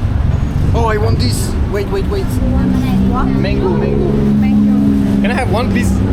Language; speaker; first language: English; non-native, learner; French